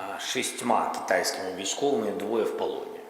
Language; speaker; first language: Ukrainian; non-native, local second language; Russian